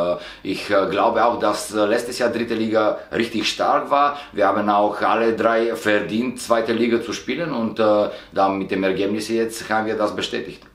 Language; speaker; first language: German; non-native, fluent; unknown